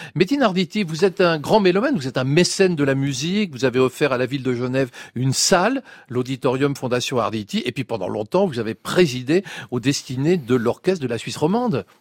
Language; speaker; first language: French; native; French